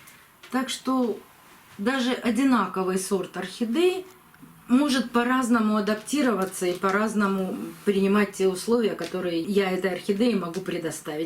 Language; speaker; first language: Russian; native; Russian